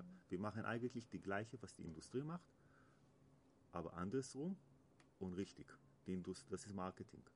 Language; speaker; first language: German; non-native, learner; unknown